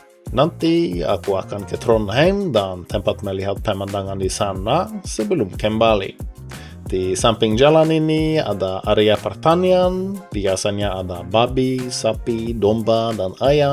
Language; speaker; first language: Indonesian; non-native, fluent; Norwegian